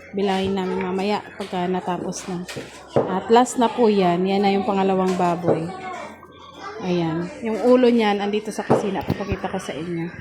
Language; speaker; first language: Filipino; non-native, local second language; Bikol